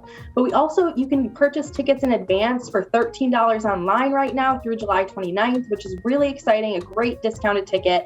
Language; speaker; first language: English; native; English